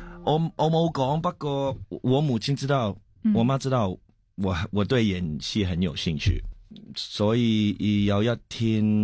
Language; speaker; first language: Chinese; early bilingual, heritage; Cantonese